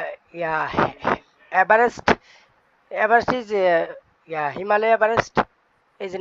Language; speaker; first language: English; non-native, learner; Bangla